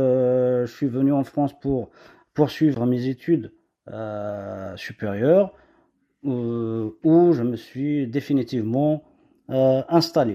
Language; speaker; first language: French; non-native, local second language; Kabyle